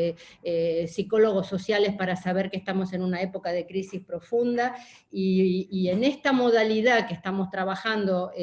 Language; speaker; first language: Spanish; native; Spanish